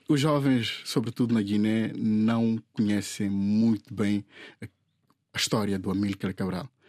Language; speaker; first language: Portuguese; non-native, local second language; Upper Guinea Crioulo